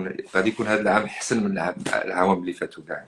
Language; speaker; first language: Arabic; native; Arabic